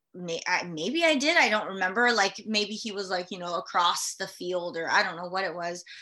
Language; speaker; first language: English; early bilingual, other home language; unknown